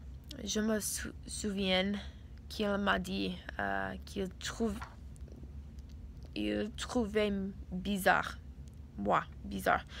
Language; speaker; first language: French; non-native, learner; English